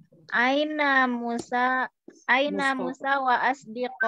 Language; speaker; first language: Arabic; non-native, learner; Indonesian